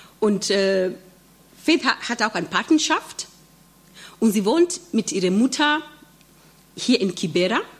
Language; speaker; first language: German; non-native, fluent; Swahili